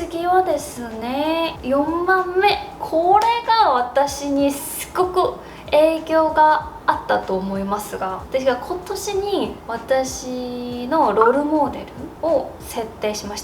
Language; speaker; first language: Japanese; non-native, learner; Korean